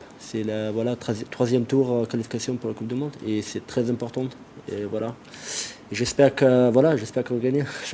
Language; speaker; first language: French; non-native, learner; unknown